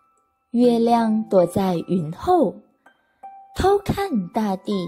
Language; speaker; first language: Chinese; native; Chinese